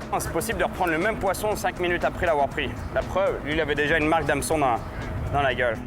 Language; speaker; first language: French; native; French